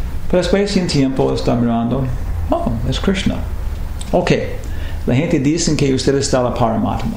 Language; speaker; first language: Spanish; non-native, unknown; English